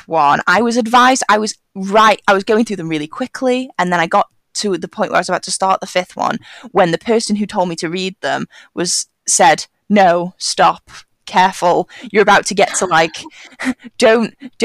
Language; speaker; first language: English; native; English